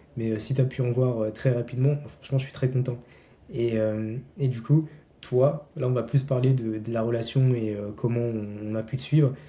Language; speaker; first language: French; native; French